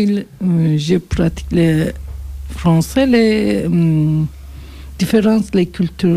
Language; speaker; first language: French; non-native, learner; Turkish